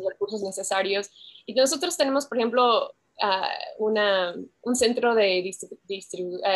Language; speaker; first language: Spanish; non-native, fluent; English